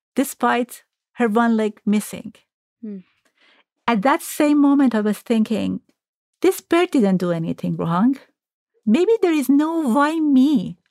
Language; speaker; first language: English; non-native, fluent; Persian